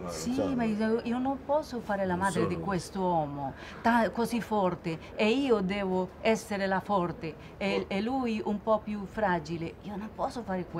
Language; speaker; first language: Italian; non-native, learner; Spanish